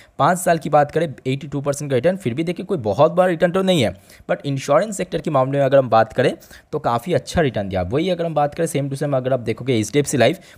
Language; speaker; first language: Hindi; native; Hindi